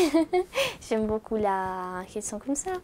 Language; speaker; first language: French; non-native, fluent; Italian